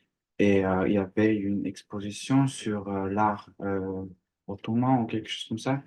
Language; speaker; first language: French; non-native, learner; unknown